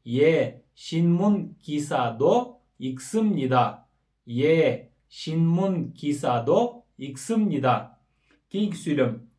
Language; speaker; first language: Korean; non-native, fluent; Kyrgyz